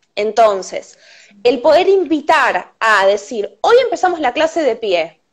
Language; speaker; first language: Spanish; native; Spanish